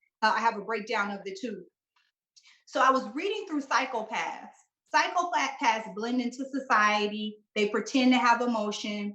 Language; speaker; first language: English; native; English